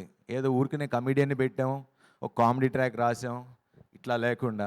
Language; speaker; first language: Telugu; native; Telugu